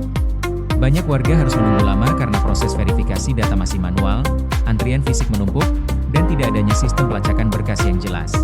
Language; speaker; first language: Indonesian; native; Indonesian